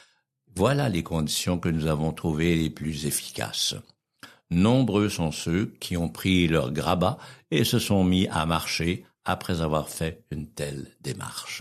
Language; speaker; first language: French; native; French